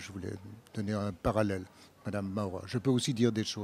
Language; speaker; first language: French; native; French